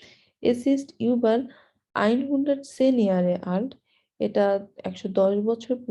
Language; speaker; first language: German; non-native, learner; Bangla